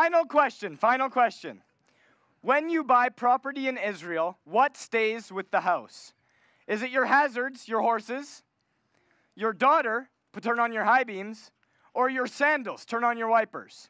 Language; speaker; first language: English; native; English